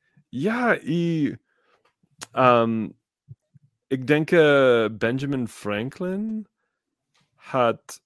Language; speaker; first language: German; non-native, learner; English